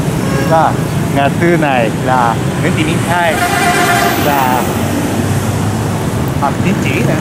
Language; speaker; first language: Vietnamese; non-native, learner; Japanese